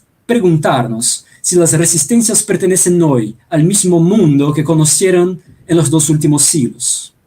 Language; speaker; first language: Spanish; native; Spanish